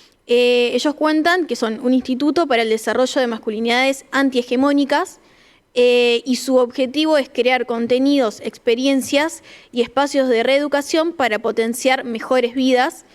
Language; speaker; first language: Spanish; native; Spanish